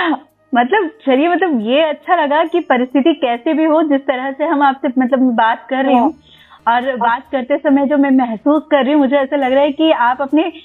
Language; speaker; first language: Hindi; native; Hindi